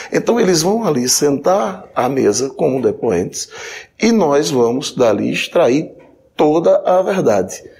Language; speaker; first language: Portuguese; native; Portuguese